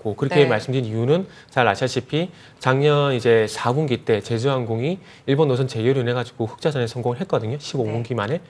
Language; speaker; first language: Korean; native; Korean